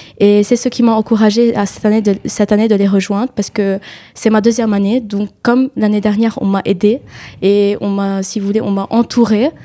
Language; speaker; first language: French; non-native, local second language; Arabic